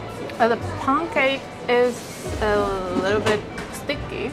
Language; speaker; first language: English; non-native, learner; Japanese